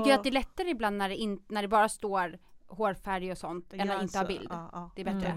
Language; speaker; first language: Swedish; native; Swedish